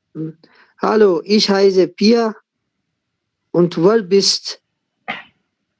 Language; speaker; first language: German; non-native, learner; Urdu